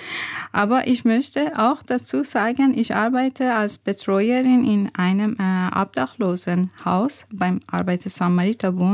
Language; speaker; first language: German; non-native, learner; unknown